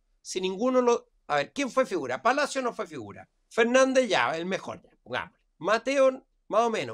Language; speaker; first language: Spanish; native; Spanish